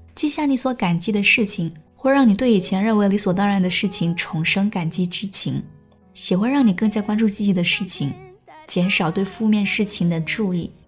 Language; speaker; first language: Chinese; native; Chinese